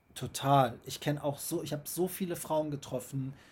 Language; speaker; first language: German; native; German